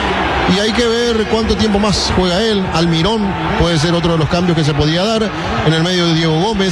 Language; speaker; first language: Spanish; native; Spanish